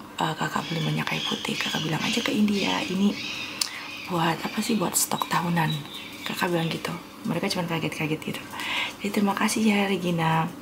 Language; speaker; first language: Indonesian; native; Indonesian